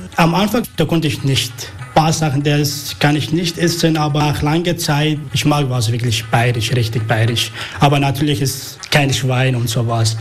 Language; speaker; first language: German; non-native, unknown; Arabic